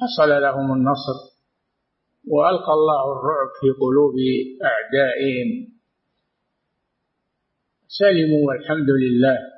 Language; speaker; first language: Arabic; native; Arabic